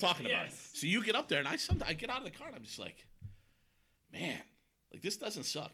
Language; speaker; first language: English; native; English